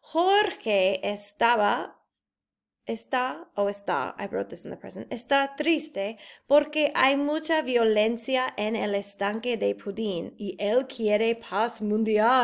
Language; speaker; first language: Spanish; non-native, fluent; English